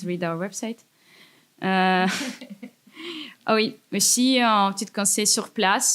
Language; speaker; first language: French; non-native, fluent; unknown